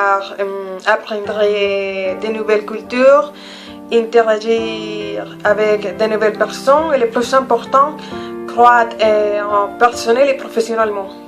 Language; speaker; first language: French; non-native, learner; Spanish